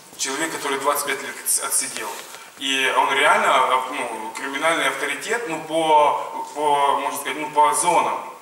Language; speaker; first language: Russian; non-native, local second language; Ukrainian